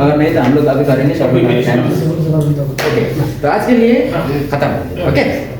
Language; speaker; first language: Hindi; non-native, local second language; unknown